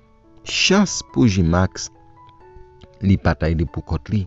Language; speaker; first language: French; non-native, local second language; Haitian Creole